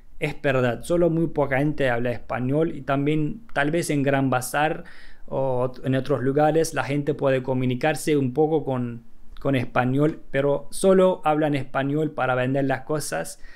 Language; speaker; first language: Spanish; non-native, fluent; Turkish